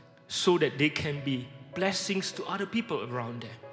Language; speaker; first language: English; non-native, fluent; Indonesian